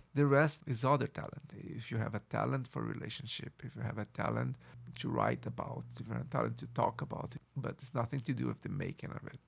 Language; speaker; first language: English; non-native, fluent; Portuguese